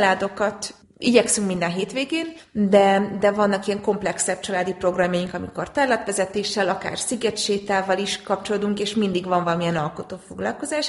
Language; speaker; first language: Hungarian; native; Hungarian